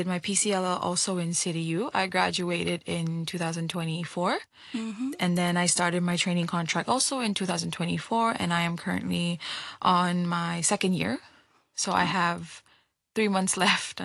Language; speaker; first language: English; non-native, local second language; Nepali